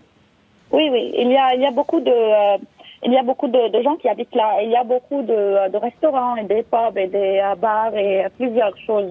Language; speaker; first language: French; non-native, local second language; Arabic